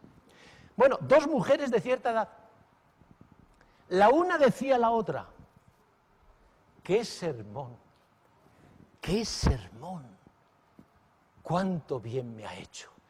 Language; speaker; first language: Spanish; native; Spanish